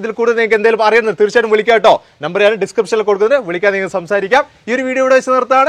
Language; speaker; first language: Malayalam; native; Malayalam